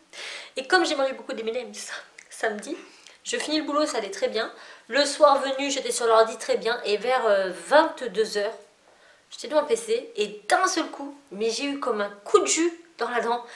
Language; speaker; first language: French; native; French